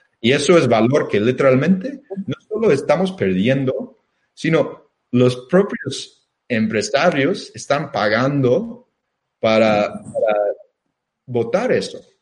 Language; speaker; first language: Spanish; non-native, fluent; English